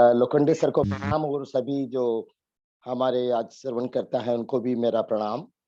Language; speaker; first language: Hindi; native; Hindi